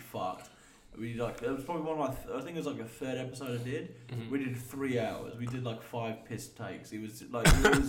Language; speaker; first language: English; native; English